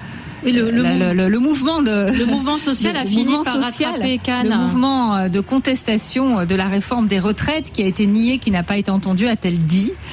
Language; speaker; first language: French; native; French